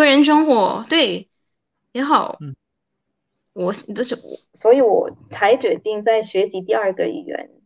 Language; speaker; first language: Chinese; early bilingual, heritage; Chinese